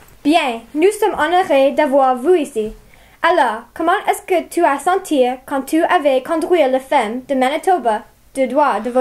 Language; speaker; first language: French; non-native, learner; English